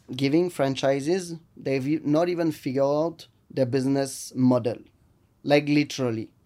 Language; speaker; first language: English; non-native, fluent; French